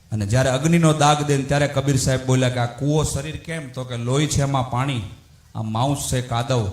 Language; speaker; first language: Gujarati; non-native, local second language; Rajasthani